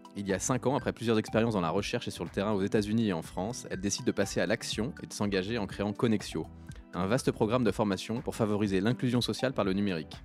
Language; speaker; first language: French; native; French